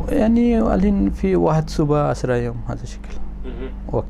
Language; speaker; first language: Arabic; non-native, learner; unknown